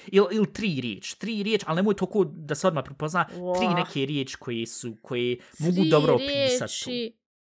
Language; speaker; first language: Bosnian; early bilingual, heritage; Bosnian